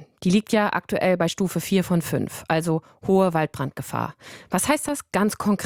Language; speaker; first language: German; native; German